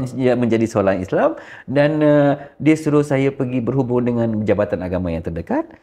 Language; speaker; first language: Malay; non-native, local second language; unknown